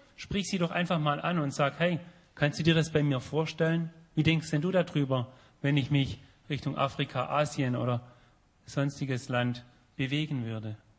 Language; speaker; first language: German; native; German